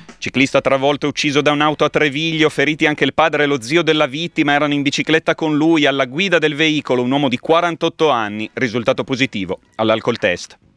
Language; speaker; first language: Italian; native; Italian